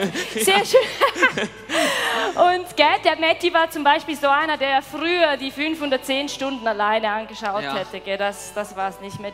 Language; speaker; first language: German; native; German